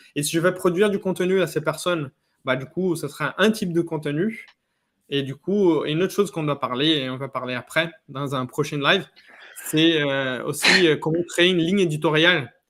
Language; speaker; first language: French; non-native, fluent; Portuguese